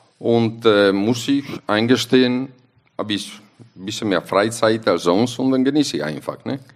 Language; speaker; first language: German; non-native, fluent; Italian